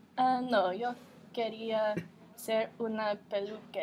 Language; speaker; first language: Spanish; non-native, learner; English